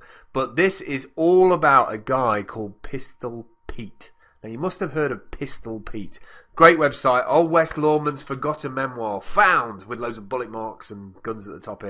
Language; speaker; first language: English; native; English